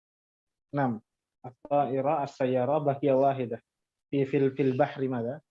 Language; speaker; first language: Arabic; non-native, fluent; Indonesian